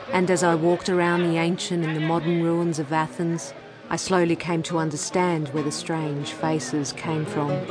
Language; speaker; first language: English; early bilingual, other home language; Greek